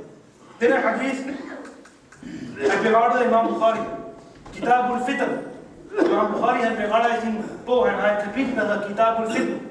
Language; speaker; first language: Danish; early bilingual, other home language; Urdu